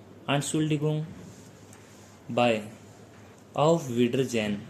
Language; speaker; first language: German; non-native, fluent; Hindi